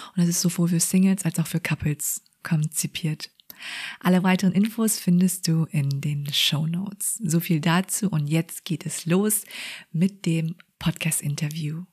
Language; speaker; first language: German; early bilingual, other home language; Vietnamese